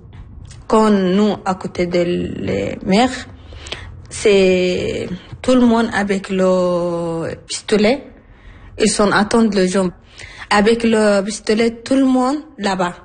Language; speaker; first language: French; non-native, learner; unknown